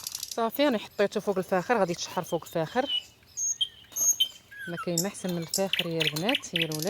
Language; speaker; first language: Arabic; native; Arabic